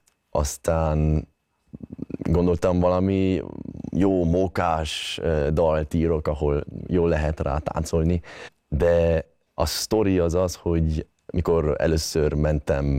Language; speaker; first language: Hungarian; early bilingual, other home language; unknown